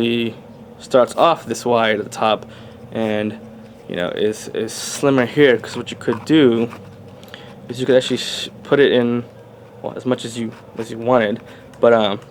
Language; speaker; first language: English; native; English